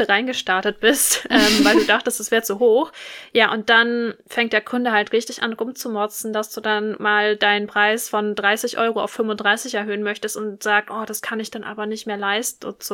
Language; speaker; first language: German; native; German